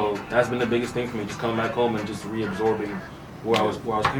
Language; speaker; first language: English; native; English